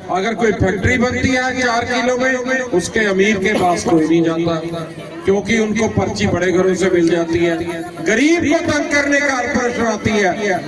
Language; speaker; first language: Urdu; non-native, local second language; Punjabi